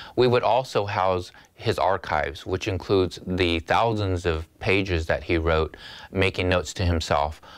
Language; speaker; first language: English; native; English